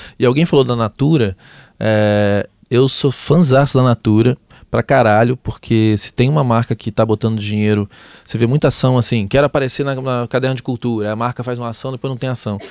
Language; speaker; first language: Portuguese; native; Portuguese